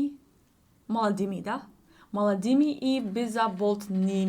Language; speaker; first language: Russian; non-native, learner; English